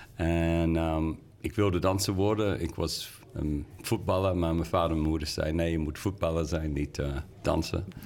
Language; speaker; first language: Dutch; non-native, fluent; English